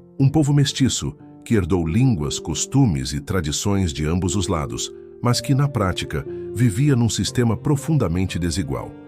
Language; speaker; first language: Portuguese; non-native, local second language; Kabuverdianu